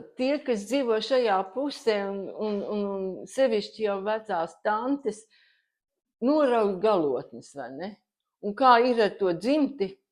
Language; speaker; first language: Latvian; native; Latvian